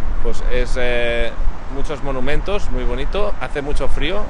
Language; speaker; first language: Spanish; native; Spanish